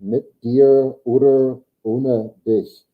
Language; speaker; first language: German; non-native, fluent; English